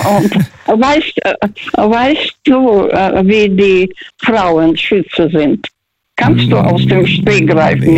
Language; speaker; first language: German; non-native, fluent; Russian